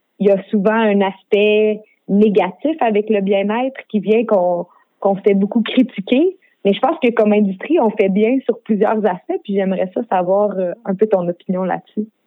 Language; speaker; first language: French; native; French